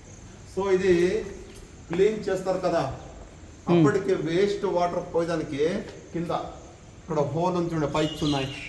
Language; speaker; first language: Telugu; non-native, local second language; Kannada